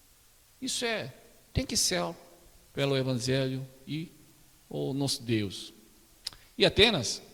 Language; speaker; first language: Portuguese; non-native, learner; Korean